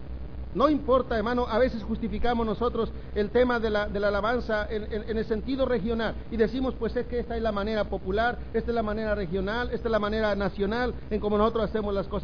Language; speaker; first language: Spanish; native; Spanish